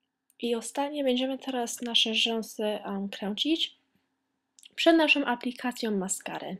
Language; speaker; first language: Polish; early bilingual, heritage; Polish